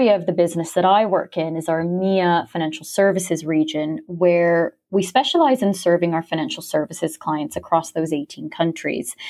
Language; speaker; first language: English; native; English